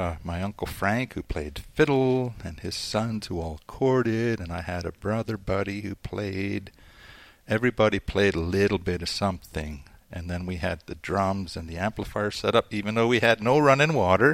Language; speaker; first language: English; non-native, fluent; Cree